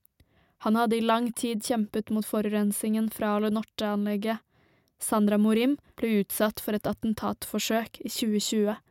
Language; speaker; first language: Norwegian; native; Norwegian